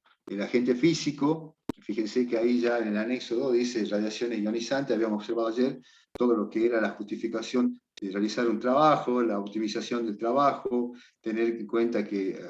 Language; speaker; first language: Spanish; native; Spanish